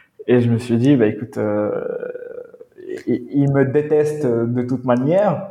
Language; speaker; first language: French; non-native, local second language; Arabic